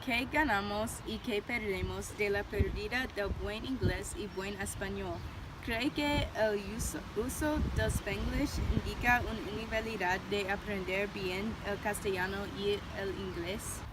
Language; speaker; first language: Spanish; non-native, learner; English